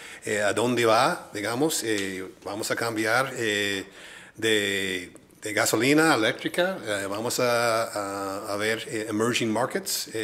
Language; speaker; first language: Spanish; non-native, fluent; English